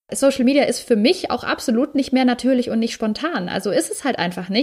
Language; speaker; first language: German; native; German